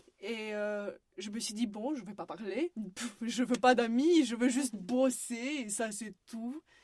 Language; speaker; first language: French; non-native, fluent; Romanian